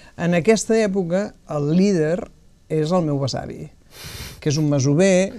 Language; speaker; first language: Catalan; native; Catalan